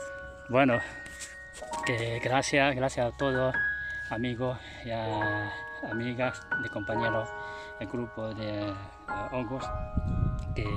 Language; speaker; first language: Spanish; non-native, learner; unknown